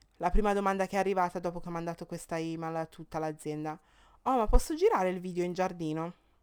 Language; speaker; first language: Italian; early bilingual, other home language; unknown